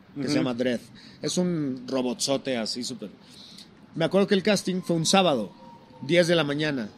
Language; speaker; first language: Spanish; native; Spanish